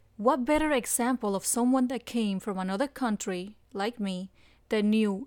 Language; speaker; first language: English; non-native, fluent; Spanish